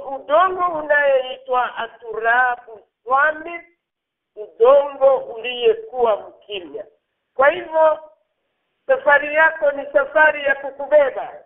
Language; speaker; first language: Swahili; non-native, local second language; Rundi